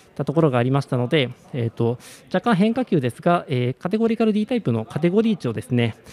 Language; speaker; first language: Japanese; native; Japanese